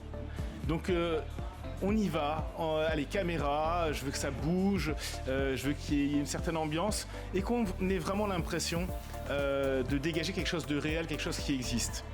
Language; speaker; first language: French; native; French